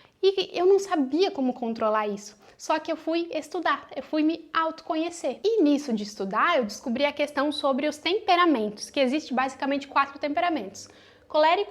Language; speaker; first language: Portuguese; native; Portuguese